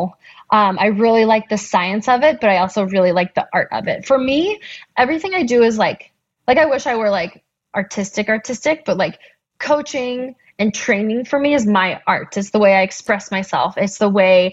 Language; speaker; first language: English; native; English